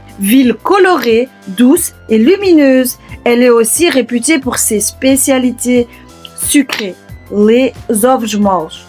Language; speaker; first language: French; early bilingual, other home language; Portuguese